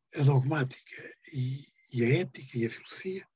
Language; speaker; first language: Portuguese; native; Portuguese